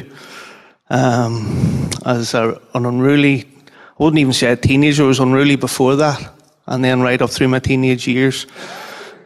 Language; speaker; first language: English; native; English